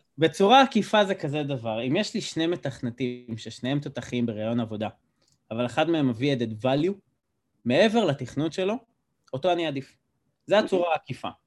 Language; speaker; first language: Hebrew; native; Hebrew